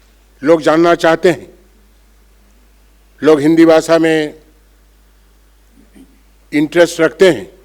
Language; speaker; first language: Hindi; non-native, local second language; Bangla